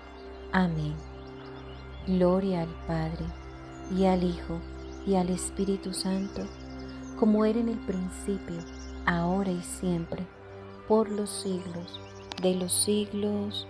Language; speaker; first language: Spanish; native; Spanish